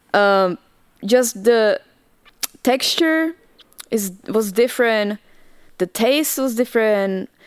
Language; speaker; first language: English; non-native, fluent; Czech